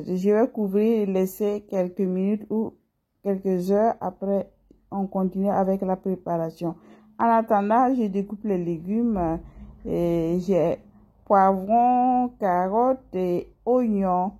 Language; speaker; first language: French; non-native, local second language; Mossi